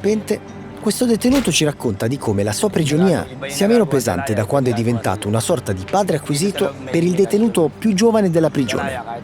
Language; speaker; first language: Italian; native; Italian